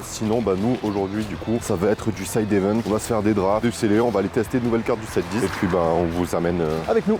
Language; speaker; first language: French; native; French